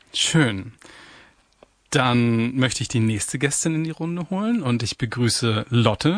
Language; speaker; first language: German; native; German